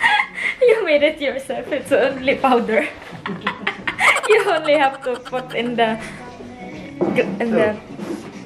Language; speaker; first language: English; non-native, local second language; Filipino